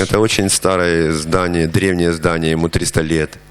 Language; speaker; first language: Russian; native; Russian